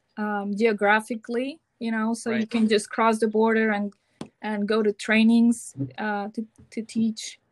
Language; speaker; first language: English; non-native, fluent; Spanish